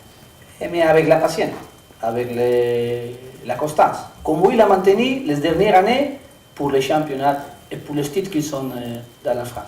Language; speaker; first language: French; non-native, learner; Spanish